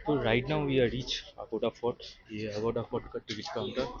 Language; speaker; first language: Hindi; non-native, local second language; Bangla